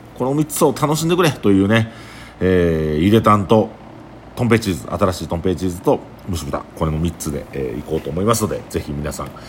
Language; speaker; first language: Japanese; native; Japanese